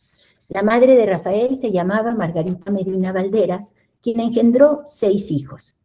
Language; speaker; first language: Spanish; native; Spanish